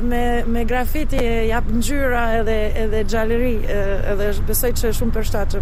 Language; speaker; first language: Albanian; non-native, fluent; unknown